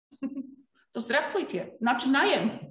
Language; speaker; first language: Russian; non-native, fluent; Polish